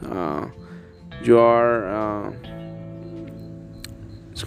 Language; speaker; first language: English; non-native, learner; Spanish